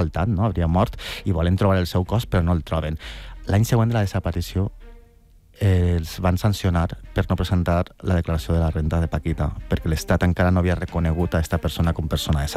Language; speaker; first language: Catalan; native; Catalan